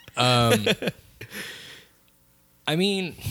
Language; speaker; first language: English; early bilingual, other home language; Filipino